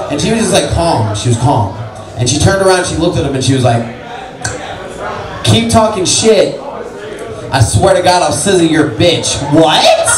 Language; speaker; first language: English; native; English